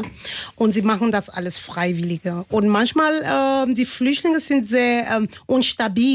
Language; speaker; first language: German; non-native, fluent; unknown